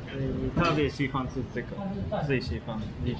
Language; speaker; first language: Chinese; non-native, learner; Japanese